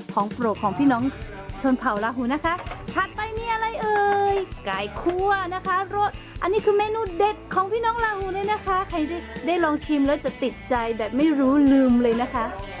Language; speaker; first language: Thai; non-native, local second language; Lahu